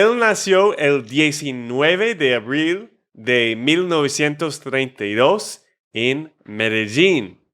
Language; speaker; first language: Spanish; non-native, fluent; English